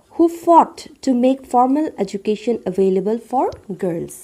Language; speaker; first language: English; non-native, local second language; Assamese